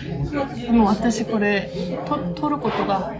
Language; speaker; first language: Japanese; non-native, learner; Korean